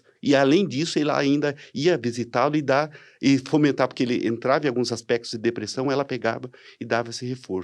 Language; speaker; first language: Portuguese; native; Portuguese